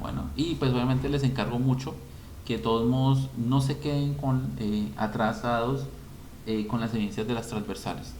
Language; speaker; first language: Spanish; native; Spanish